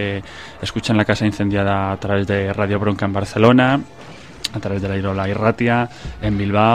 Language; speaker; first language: Spanish; native; Spanish